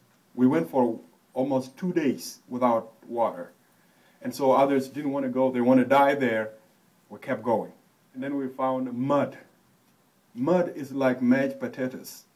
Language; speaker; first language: English; non-native, fluent; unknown